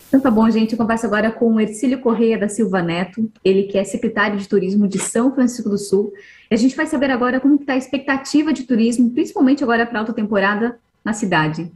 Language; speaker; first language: Portuguese; native; Portuguese